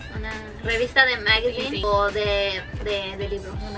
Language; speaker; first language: Spanish; early bilingual, heritage; Spanish